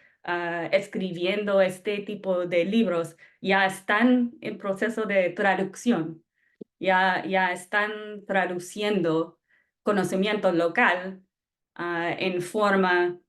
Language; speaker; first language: Spanish; non-native, fluent; English